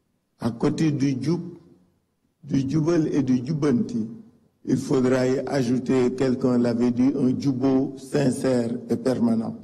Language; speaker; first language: French; non-native, local second language; Wolof